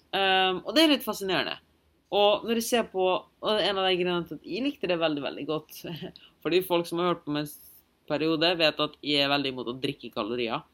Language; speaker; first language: Norwegian; non-native, fluent; German